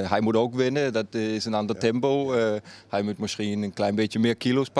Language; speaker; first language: Dutch; non-native, fluent; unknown